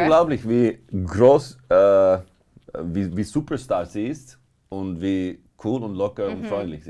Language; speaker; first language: German; non-native, learner; Finnish